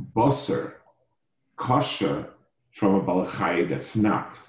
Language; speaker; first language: English; native; English